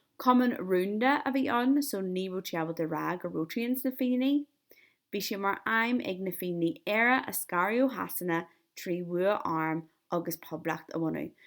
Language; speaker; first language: Irish; native; Irish